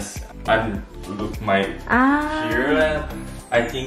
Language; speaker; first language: English; non-native, learner; Korean